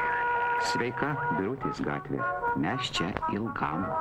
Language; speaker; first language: Lithuanian; native; Lithuanian